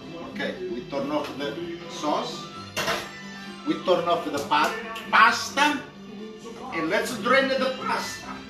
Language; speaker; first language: English; non-native, learner; Italian